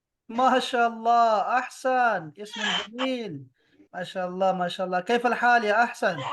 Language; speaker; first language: Arabic; non-native, fluent; Urdu